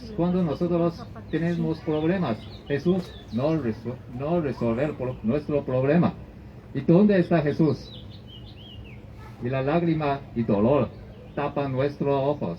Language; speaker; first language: Spanish; non-native, learner; Chinese